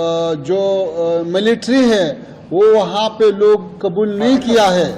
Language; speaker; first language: Hindi; non-native, fluent; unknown